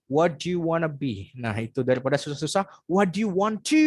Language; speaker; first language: English; non-native, fluent; Indonesian